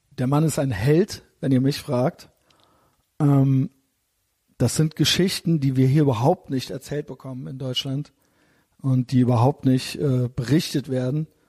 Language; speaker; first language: German; native; German